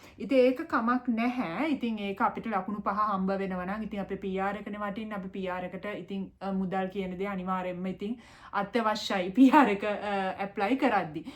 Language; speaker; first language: Sinhala; native; Sinhala